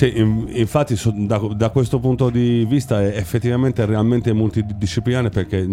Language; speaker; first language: Italian; native; Italian